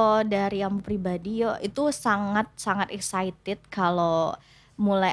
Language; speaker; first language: Indonesian; native; Indonesian